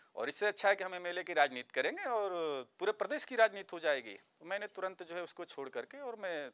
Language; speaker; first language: Hindi; native; Hindi